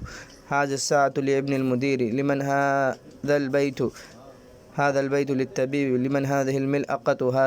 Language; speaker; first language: Arabic; non-native, fluent; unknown